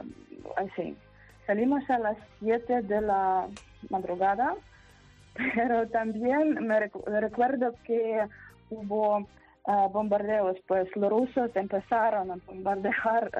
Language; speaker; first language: Spanish; non-native, fluent; Ukrainian